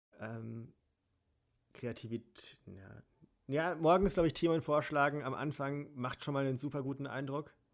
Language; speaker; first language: German; native; German